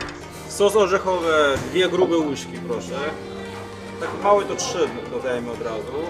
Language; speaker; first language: Polish; non-native, fluent; Chinese